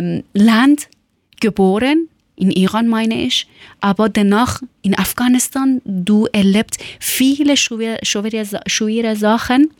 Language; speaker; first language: German; non-native, learner; Persian